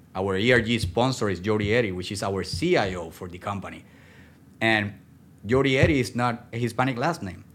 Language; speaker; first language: English; non-native, fluent; Spanish